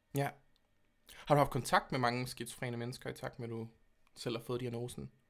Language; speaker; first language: Danish; native; Danish